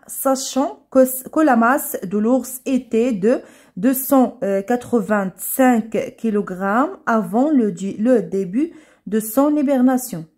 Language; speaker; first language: French; non-native, local second language; Arabic